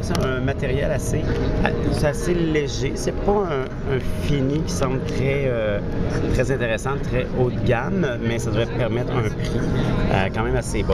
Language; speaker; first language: French; native; French